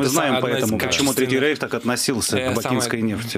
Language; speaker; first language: Russian; native; Russian